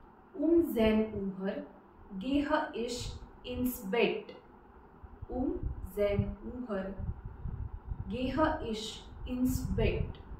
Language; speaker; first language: German; non-native, fluent; Marathi